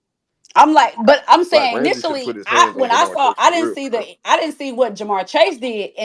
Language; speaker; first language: English; native; English